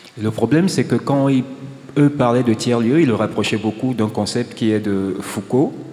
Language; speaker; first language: French; non-native, local second language; Ewe